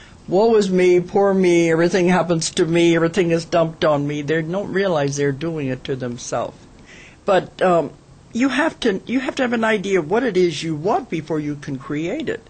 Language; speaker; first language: English; native; English